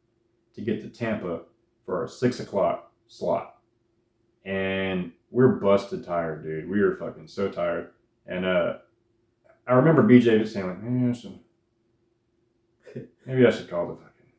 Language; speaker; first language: English; native; English